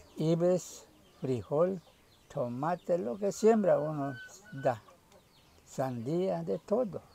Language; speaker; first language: Spanish; native; Spanish